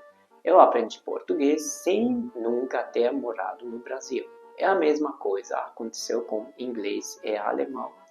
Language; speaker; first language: Portuguese; non-native, fluent; Hungarian